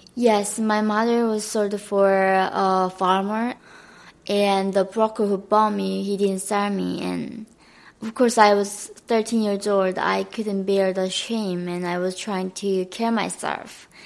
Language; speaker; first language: English; non-native, fluent; Korean